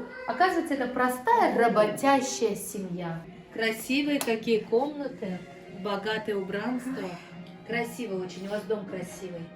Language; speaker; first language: Russian; native; Russian